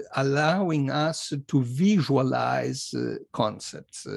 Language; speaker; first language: English; non-native, fluent; Italian